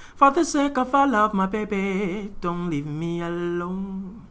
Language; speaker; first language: English; non-native, local second language; Akan